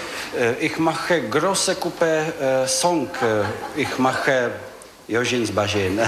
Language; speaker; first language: German; non-native, fluent; Czech